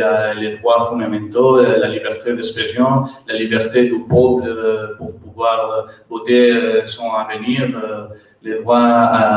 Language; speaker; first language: French; non-native, learner; Catalan